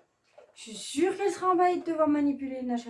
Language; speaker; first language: French; native; French